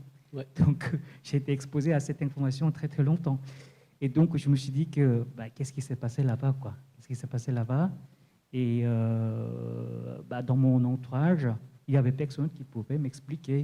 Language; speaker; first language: French; non-native, fluent; Korean